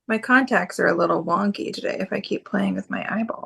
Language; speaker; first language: English; native; English